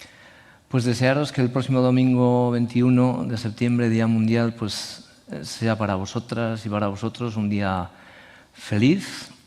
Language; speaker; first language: Spanish; native; Spanish